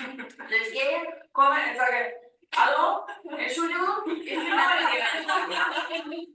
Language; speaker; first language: German; non-native, learner; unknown